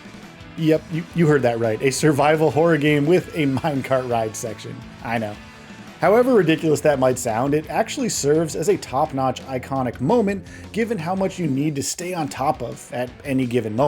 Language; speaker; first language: English; native; English